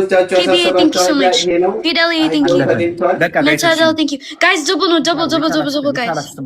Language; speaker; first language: English; early bilingual, other home language; Amharic